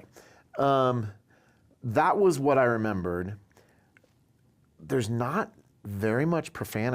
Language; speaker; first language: English; native; English